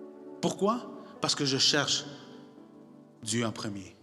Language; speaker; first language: French; non-native, fluent; Spanish